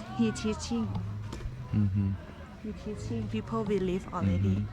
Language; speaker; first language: English; non-native, learner; Thai